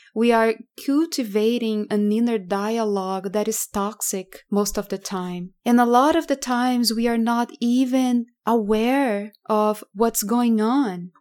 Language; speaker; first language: English; non-native, fluent; Portuguese